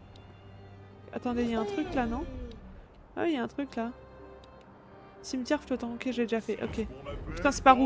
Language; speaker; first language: French; native; French